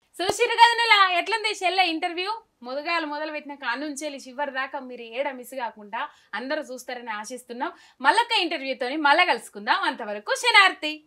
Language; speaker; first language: Telugu; native; Telugu